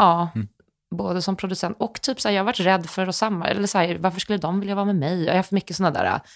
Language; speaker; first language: Swedish; native; Swedish